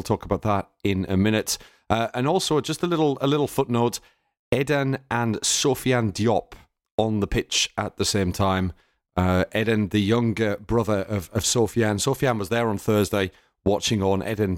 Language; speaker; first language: English; native; English